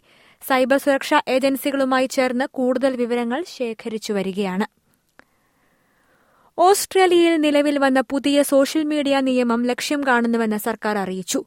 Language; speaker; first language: Malayalam; native; Malayalam